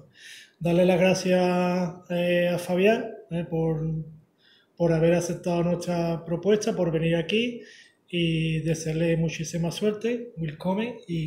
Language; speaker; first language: Spanish; native; Spanish